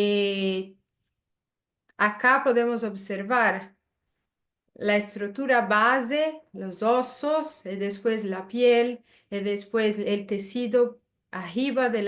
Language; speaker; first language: Spanish; non-native, learner; Portuguese